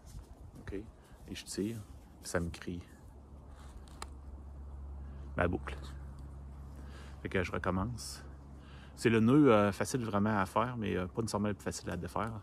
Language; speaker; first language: French; native; French